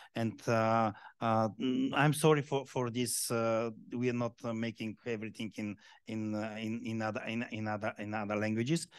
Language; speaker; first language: English; non-native, fluent; Bulgarian